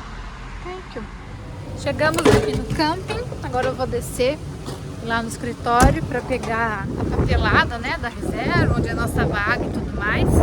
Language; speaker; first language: Portuguese; native; Portuguese